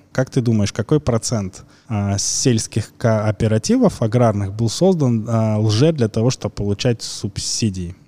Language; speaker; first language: Russian; native; Russian